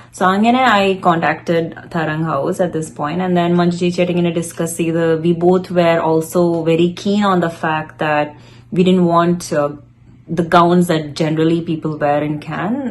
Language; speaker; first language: English; non-native, local second language; Malayalam